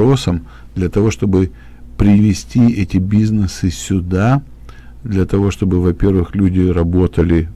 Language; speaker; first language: Russian; native; Russian